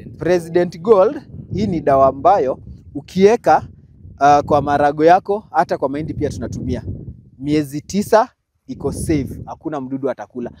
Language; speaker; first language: Swahili; non-native, local second language; Kamba